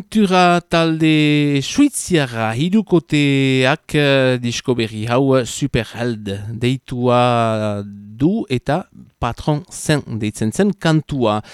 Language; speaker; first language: Basque; native; Basque